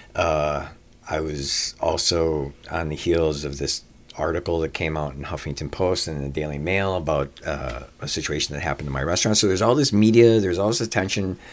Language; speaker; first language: English; native; English